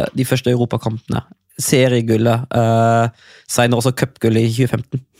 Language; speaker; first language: Norwegian; non-native, fluent; German